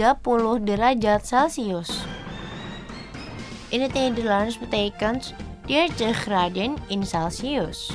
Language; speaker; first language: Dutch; non-native, learner; Indonesian